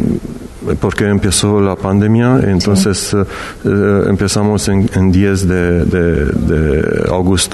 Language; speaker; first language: Spanish; non-native, learner; Romanian